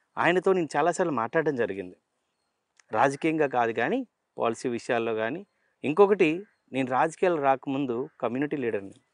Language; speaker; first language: Telugu; native; Telugu